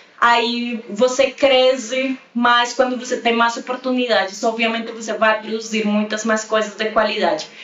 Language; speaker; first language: Portuguese; non-native, fluent; Spanish